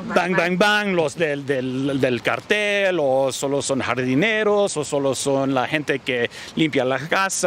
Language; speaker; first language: Spanish; early bilingual, heritage; Spanish